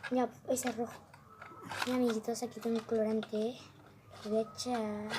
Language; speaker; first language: Spanish; native; Spanish